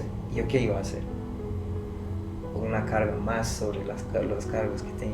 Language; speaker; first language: Spanish; non-native, fluent; Persian